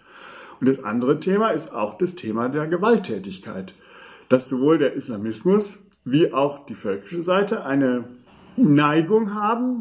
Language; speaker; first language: German; native; German